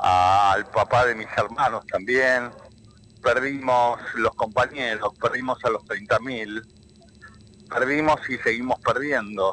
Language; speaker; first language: Spanish; native; Spanish